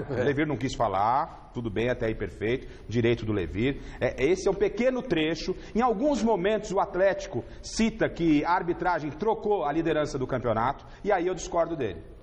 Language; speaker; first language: Portuguese; native; Portuguese